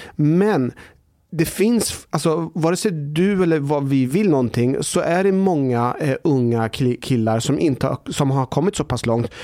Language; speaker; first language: Swedish; early bilingual, other home language; Persian